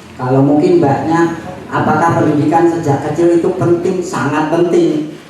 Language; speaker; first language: Indonesian; non-native, local second language; Javanese